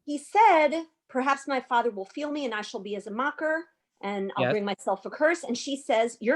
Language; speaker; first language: English; native; English